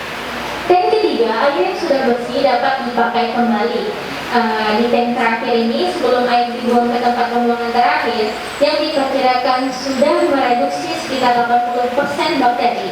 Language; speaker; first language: Indonesian; native; Indonesian